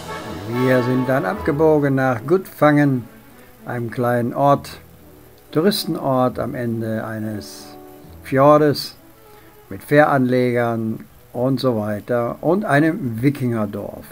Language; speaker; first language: German; native; German